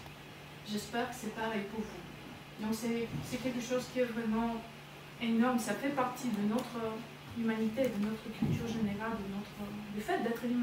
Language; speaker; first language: French; non-native, fluent; Bulgarian